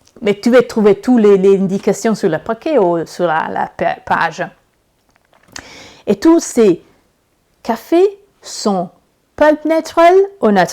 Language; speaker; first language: French; non-native, learner; Italian